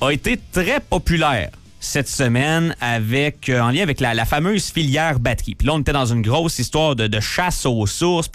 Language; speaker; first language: French; native; French